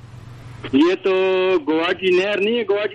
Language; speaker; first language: Hindi; non-native, local second language; Pashto